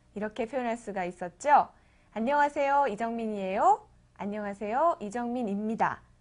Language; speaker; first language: Korean; native; Korean